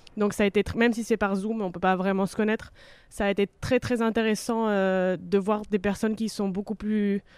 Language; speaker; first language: French; non-native, fluent; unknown